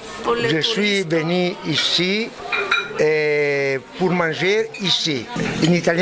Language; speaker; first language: French; non-native, learner; Italian